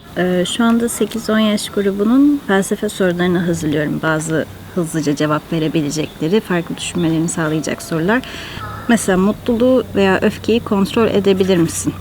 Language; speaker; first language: Turkish; native; Turkish